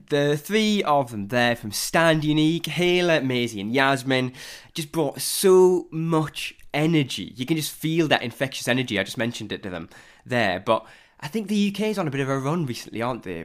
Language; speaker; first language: English; native; English